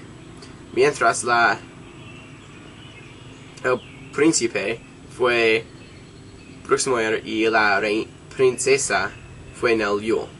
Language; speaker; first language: Spanish; non-native, learner; English